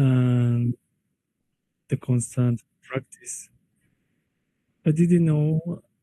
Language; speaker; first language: English; non-native, learner; Spanish